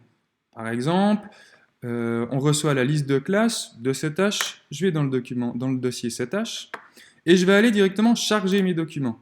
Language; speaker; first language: French; native; French